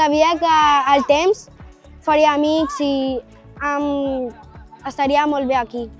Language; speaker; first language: Catalan; early bilingual, other home language; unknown